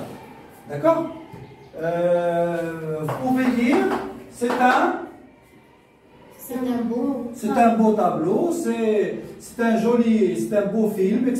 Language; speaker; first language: French; non-native, local second language; Arabic